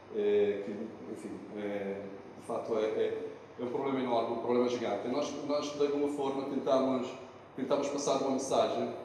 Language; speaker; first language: Portuguese; non-native, fluent; Italian